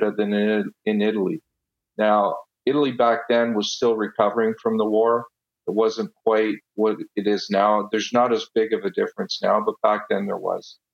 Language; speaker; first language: English; non-native, fluent; Italian